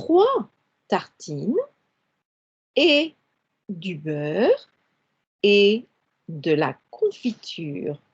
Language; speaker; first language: French; non-native, fluent; English